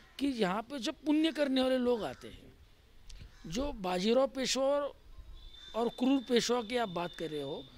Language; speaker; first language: Hindi; non-native, local second language; Marathi